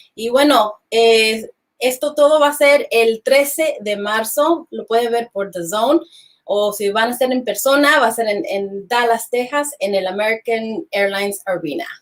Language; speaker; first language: Spanish; early bilingual, heritage; Spanish